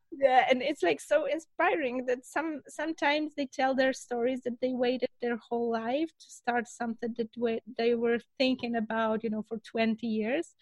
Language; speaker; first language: English; non-native, fluent; Polish